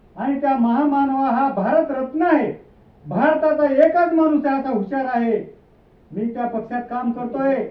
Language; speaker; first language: Marathi; non-native, local second language; Lambadi